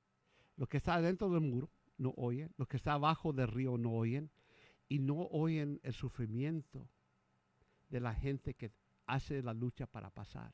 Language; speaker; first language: Spanish; early bilingual, heritage; Spanish